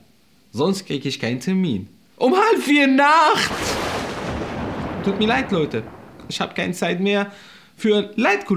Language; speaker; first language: German; non-native, fluent; Arabic